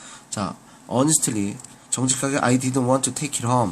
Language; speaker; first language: English; non-native, fluent; Korean